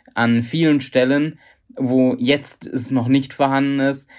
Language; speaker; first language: German; native; German